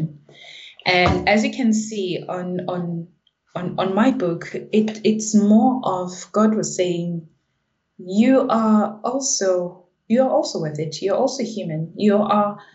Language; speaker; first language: English; non-native, local second language; Zulu